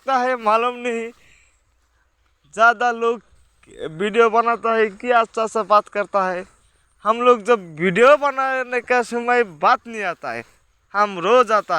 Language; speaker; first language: Hindi; non-native, local second language; Bangla